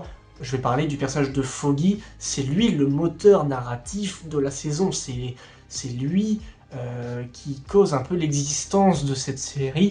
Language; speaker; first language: French; native; French